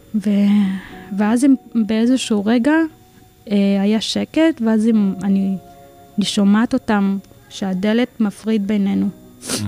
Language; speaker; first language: Hebrew; non-native, fluent; Filipino